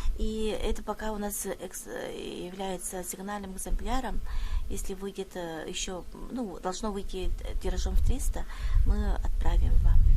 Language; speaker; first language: Russian; non-native, local second language; Yakut